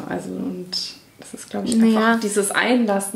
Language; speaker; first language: German; native; German